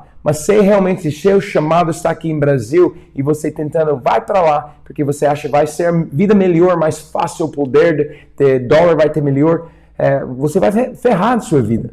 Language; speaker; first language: Portuguese; non-native, fluent; English